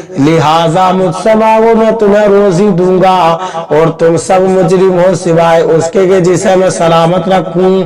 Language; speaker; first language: Urdu; native; Urdu